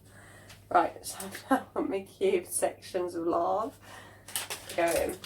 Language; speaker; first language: English; native; English